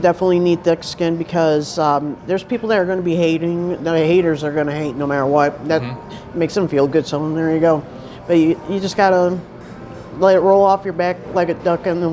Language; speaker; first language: English; native; English